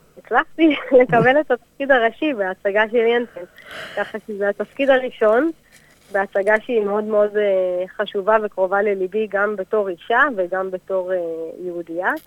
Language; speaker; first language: Hebrew; native; Hebrew